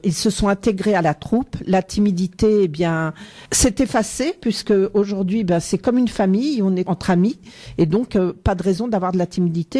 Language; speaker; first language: French; native; French